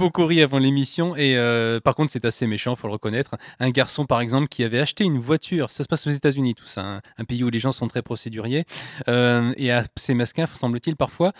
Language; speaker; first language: French; native; French